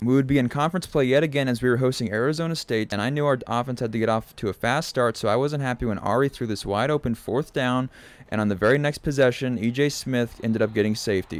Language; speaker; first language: English; native; English